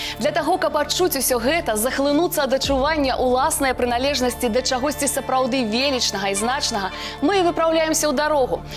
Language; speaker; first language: Belarusian; native; Belarusian